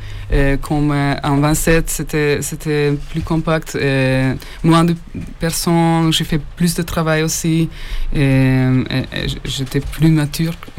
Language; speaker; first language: French; non-native, learner; Hungarian